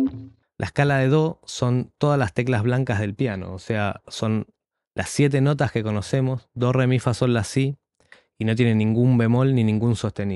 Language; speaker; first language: Spanish; native; Spanish